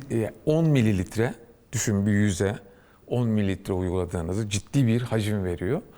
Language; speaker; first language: Turkish; native; Turkish